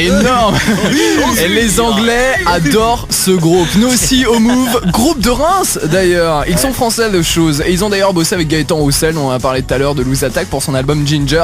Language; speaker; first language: French; native; French